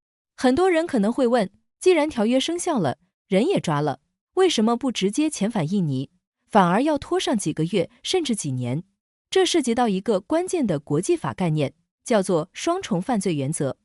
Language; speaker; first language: Chinese; native; Chinese